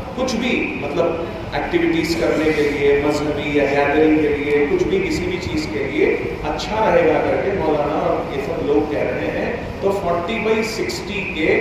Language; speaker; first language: Hindi; non-native, local second language; Urdu